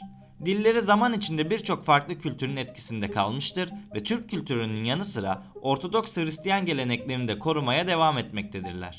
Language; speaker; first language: Turkish; native; Turkish